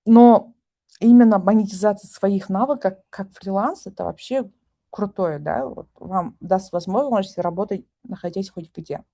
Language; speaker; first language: Russian; non-native, local second language; Kazakh